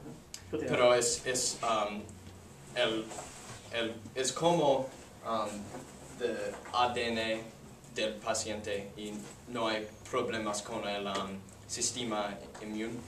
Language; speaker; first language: Spanish; non-native, learner; English